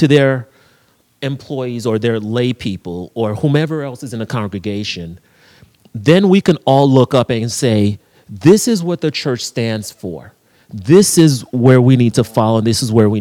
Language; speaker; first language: English; native; English